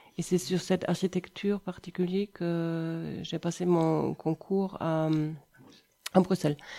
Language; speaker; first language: French; non-native, fluent; German